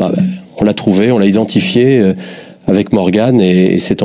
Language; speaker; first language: French; native; French